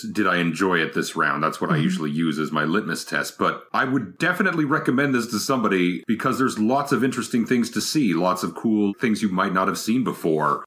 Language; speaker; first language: English; native; English